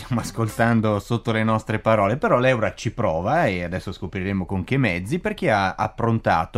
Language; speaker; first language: Italian; native; Italian